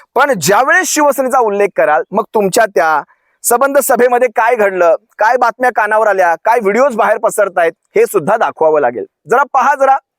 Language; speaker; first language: Marathi; native; Marathi